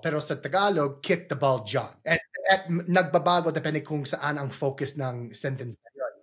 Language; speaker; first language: Filipino; non-native, fluent; English